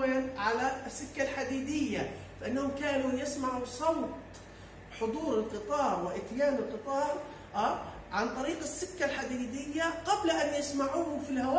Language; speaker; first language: Arabic; native; Arabic